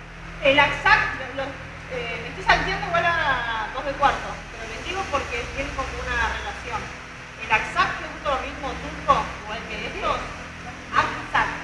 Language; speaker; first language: Spanish; native; Spanish